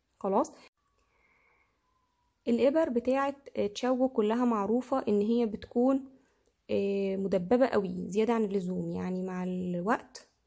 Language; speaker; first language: Arabic; native; Arabic